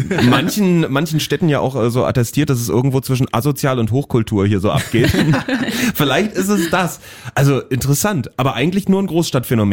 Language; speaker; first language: German; native; German